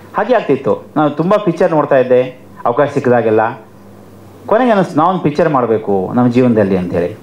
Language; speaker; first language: Kannada; native; Kannada